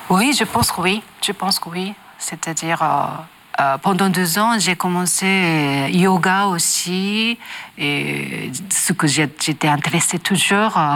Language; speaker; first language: French; non-native, learner; Japanese